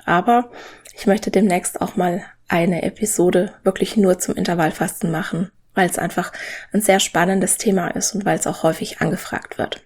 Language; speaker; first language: German; native; German